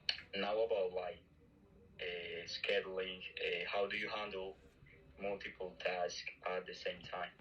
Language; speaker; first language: English; non-native, fluent; Spanish